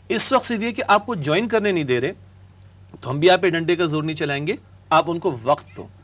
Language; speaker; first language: Urdu; native; Urdu